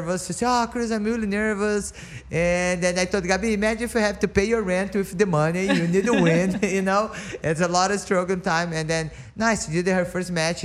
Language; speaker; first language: English; non-native, learner; Portuguese